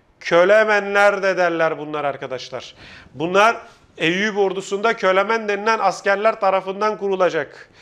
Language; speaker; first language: Turkish; native; Turkish